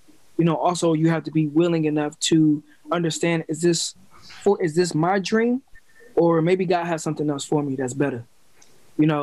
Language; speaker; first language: English; native; English